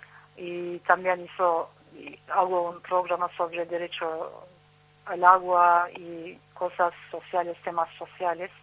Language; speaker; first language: Spanish; non-native, learner; Turkish